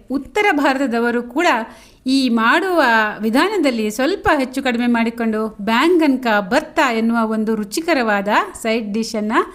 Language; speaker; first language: Kannada; native; Kannada